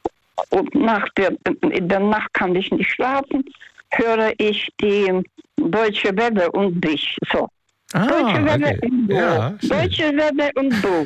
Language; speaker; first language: German; non-native, fluent; Russian